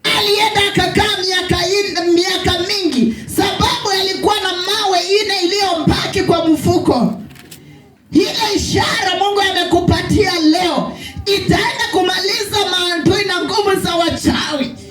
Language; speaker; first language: Swahili; non-native, local second language; Kamba